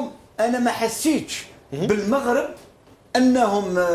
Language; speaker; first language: Arabic; native; Arabic